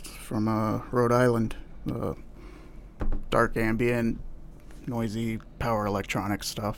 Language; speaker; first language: English; native; English